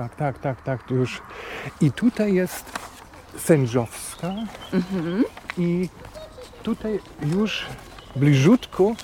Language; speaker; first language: Polish; non-native, fluent; German